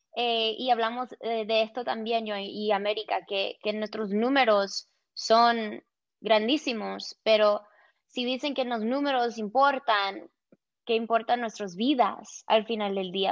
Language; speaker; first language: Spanish; early bilingual, heritage; Spanish